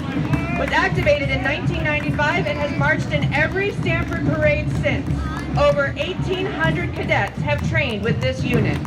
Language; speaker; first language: English; native; English